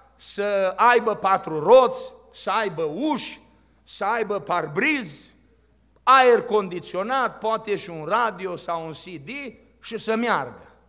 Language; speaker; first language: Romanian; native; Romanian